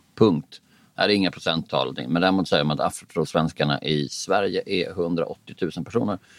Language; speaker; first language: Swedish; native; Swedish